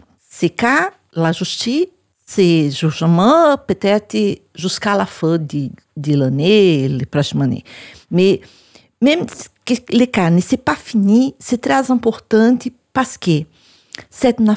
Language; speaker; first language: French; non-native, learner; Portuguese